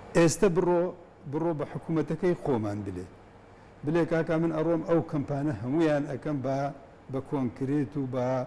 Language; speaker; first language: Central Kurdish; non-native, local second language; Kurdish